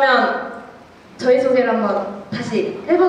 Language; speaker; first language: Korean; native; Korean